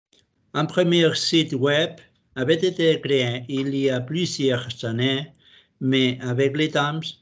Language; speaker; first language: French; non-native, learner; Catalan